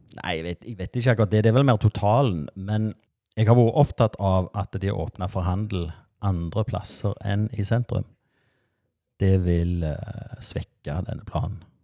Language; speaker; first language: Norwegian; native; Norwegian